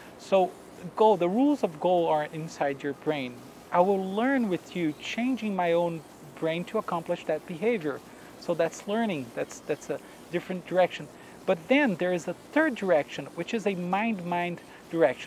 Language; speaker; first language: English; non-native, fluent; Portuguese